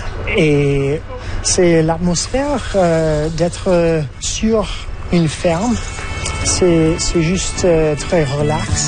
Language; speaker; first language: French; non-native, fluent; English